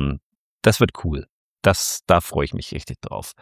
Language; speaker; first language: German; native; German